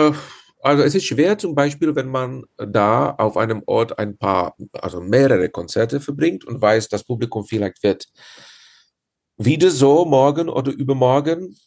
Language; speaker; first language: German; non-native, fluent; Czech